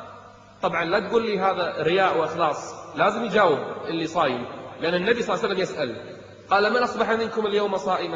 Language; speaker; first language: Arabic; native; Arabic